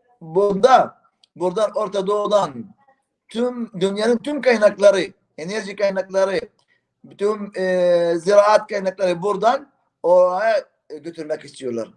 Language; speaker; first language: Turkish; non-native, fluent; Arabic